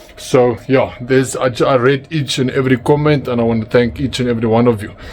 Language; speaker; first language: English; non-native, local second language; Afrikaans